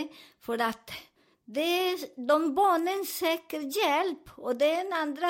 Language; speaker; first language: Swedish; non-native, learner; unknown